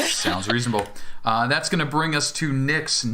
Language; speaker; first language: English; native; English